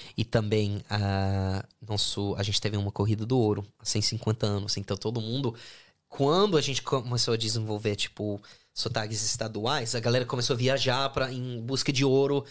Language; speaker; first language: Portuguese; non-native, fluent; English